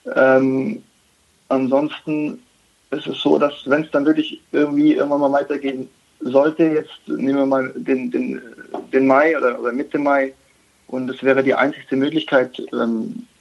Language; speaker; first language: German; native; German